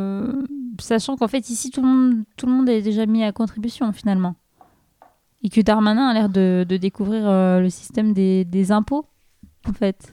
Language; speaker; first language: French; native; French